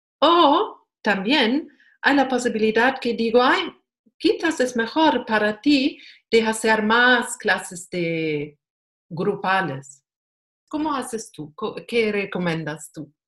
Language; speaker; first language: Spanish; non-native, learner; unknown